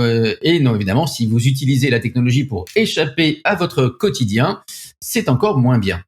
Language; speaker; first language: French; native; French